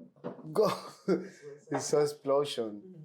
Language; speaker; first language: English; non-native, learner; Spanish